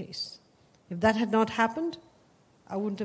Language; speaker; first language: English; non-native, local second language; Tamil